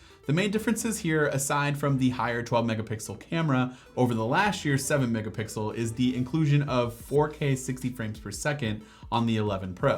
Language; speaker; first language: English; native; English